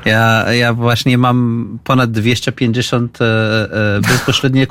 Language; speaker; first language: Polish; non-native, fluent; Arabic